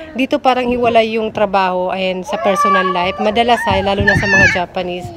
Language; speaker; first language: Filipino; native; Filipino